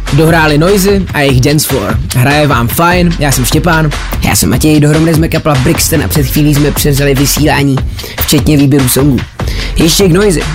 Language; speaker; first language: Czech; native; Czech